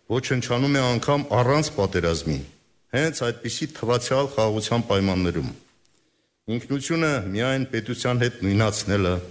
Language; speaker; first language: Armenian; native; Armenian